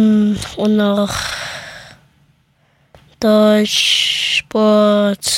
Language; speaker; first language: German; early bilingual, other home language; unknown